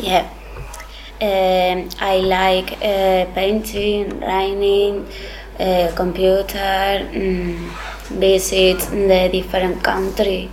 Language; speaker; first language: English; non-native, learner; Spanish